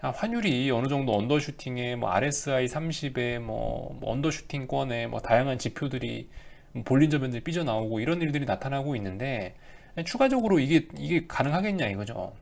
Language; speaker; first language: Korean; native; Korean